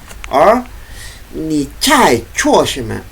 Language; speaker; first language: Chinese; non-native, learner; Indonesian